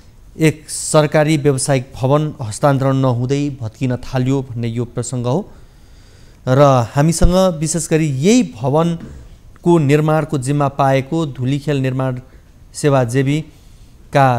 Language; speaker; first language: Nepali; native; Nepali